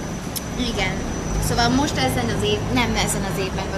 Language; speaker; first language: Hungarian; early bilingual, heritage; Hungarian